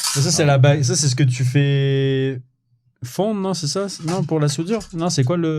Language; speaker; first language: French; native; French